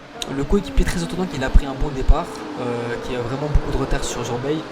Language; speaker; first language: French; native; French